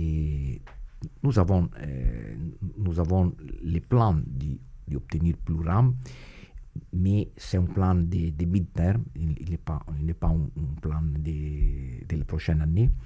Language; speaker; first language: French; non-native, fluent; Italian